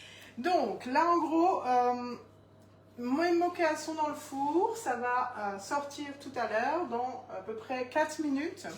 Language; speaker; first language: French; native; French